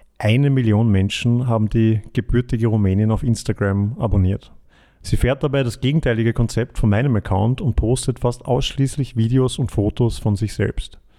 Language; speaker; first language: German; native; German